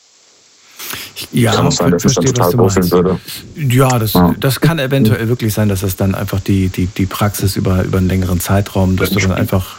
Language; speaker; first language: German; native; German